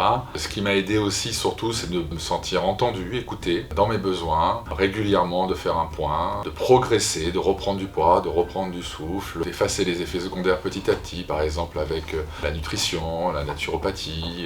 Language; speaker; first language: French; native; French